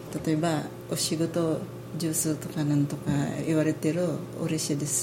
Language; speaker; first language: Japanese; non-native, learner; Filipino